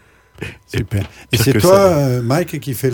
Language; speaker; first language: French; native; French